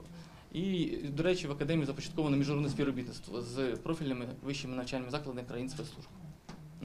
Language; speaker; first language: Ukrainian; native; Ukrainian